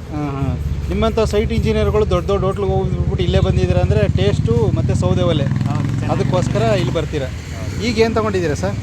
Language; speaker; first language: Kannada; native; Kannada